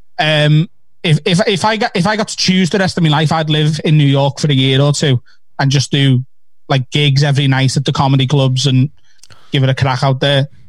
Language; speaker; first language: English; native; English